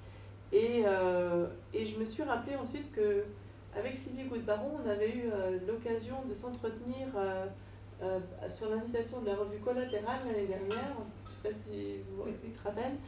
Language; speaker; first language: French; native; French